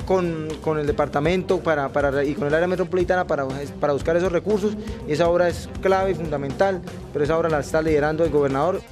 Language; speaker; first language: Spanish; native; Spanish